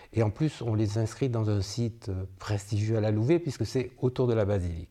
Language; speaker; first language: French; native; French